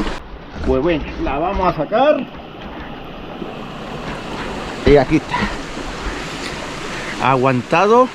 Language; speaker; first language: Spanish; native; Spanish